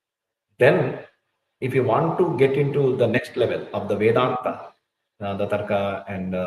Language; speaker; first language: English; non-native, local second language; Tulu